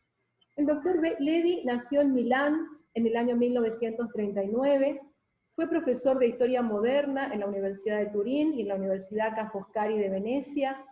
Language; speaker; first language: Spanish; native; Spanish